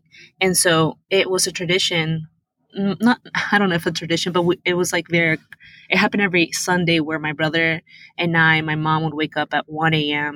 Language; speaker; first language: English; early bilingual, other home language; Spanish